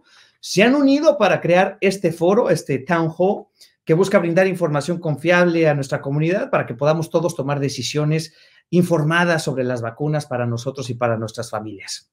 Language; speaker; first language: Spanish; native; Spanish